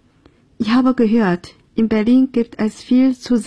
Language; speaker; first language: German; non-native, fluent; Chinese